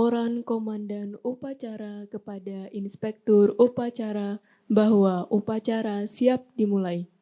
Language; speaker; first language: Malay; non-native, local second language; Balinese